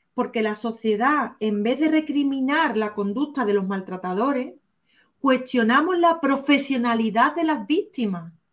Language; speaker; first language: Spanish; native; Spanish